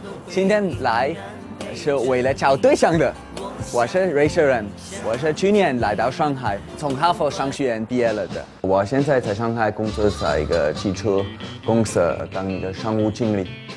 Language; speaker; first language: Chinese; non-native, learner; Swiss German